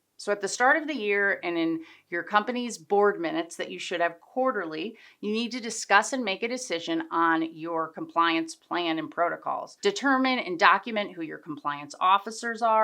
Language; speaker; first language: English; native; English